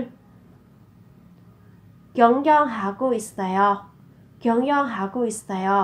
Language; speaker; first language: Korean; non-native, fluent; Vietnamese